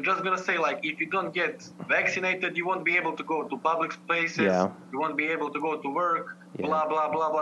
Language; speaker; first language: English; non-native, fluent; Serbian